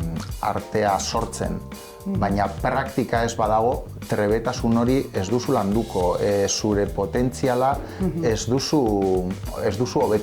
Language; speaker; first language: Basque; non-native, local second language; Spanish